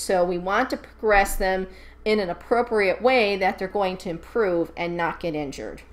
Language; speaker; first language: English; native; English